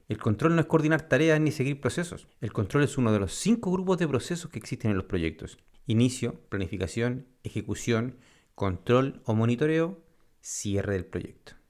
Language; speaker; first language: Spanish; native; Spanish